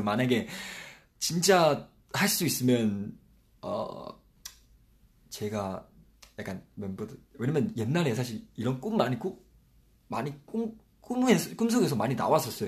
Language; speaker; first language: Korean; non-native, fluent; Chinese